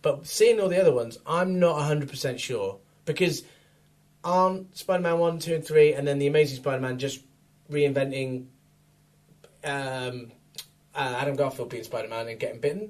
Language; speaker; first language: English; native; English